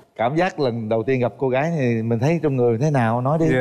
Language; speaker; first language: Vietnamese; native; Vietnamese